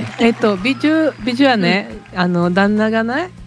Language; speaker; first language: Japanese; non-native, learner; Portuguese